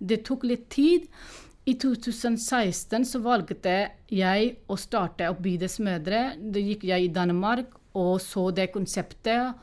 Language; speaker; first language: Norwegian; non-native, fluent; Urdu